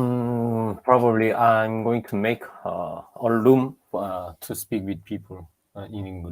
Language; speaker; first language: English; non-native, learner; Japanese